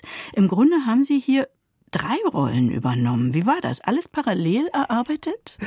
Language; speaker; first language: German; native; German